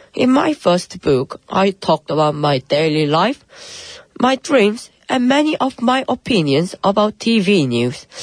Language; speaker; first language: English; early bilingual, other home language; Korean